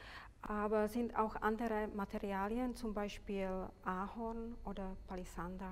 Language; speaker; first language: German; non-native, fluent; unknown